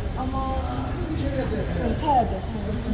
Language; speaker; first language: Korean; non-native, learner; Arabic